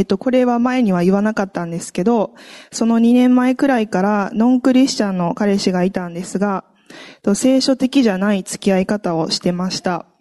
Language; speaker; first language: Japanese; native; Japanese